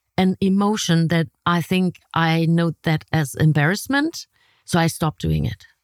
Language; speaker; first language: English; non-native, fluent; German